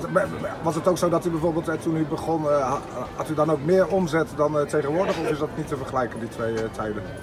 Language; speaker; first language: Dutch; native; Dutch